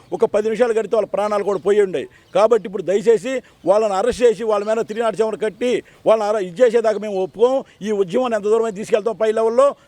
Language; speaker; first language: Telugu; native; Telugu